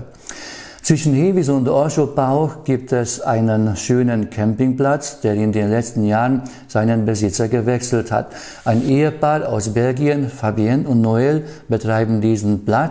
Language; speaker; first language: German; native; German